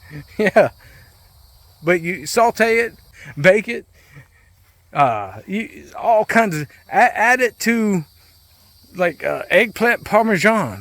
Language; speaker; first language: English; native; English